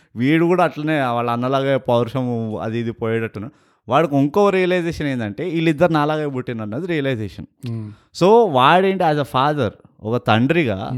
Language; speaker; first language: Telugu; native; Telugu